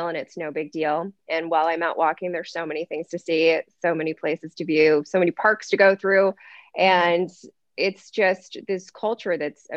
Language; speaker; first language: English; native; English